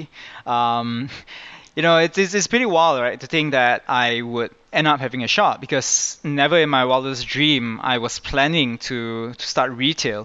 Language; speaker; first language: English; native; English